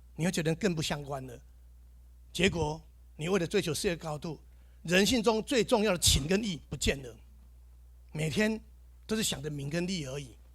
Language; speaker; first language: Chinese; native; Chinese